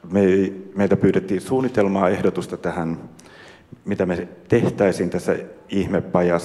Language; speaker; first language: Finnish; native; Finnish